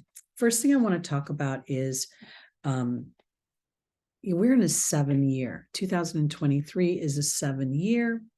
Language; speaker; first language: English; native; English